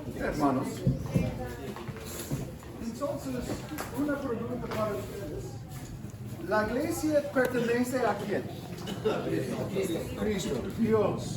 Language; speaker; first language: Spanish; non-native, fluent; English